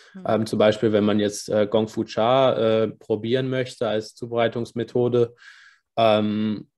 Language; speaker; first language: German; native; German